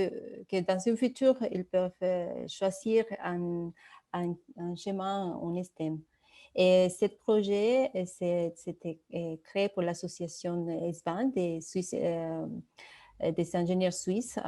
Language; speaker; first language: French; non-native, fluent; Spanish